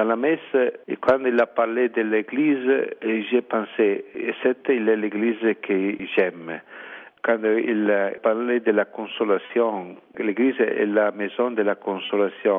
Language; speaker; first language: French; non-native, learner; Italian